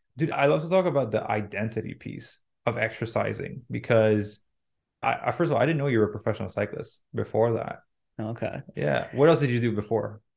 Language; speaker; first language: English; non-native, fluent; French